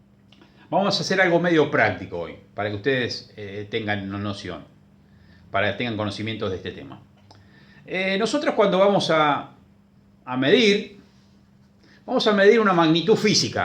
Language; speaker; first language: Spanish; native; Spanish